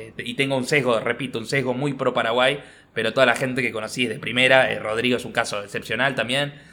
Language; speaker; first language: Spanish; native; Spanish